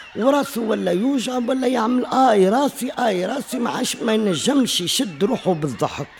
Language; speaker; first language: Arabic; native; Arabic